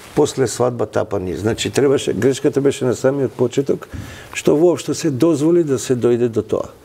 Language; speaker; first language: Macedonian; non-native, local second language; Albanian